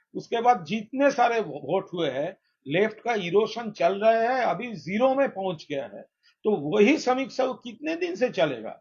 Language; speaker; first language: Hindi; non-native, local second language; Bangla